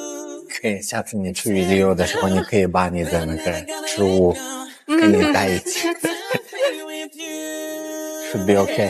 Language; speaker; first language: Chinese; non-native, fluent; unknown